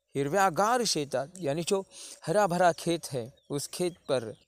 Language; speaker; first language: Hindi; non-native, local second language; Marathi